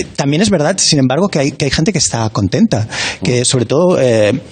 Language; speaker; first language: Spanish; native; Spanish